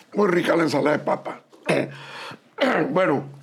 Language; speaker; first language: Spanish; native; Spanish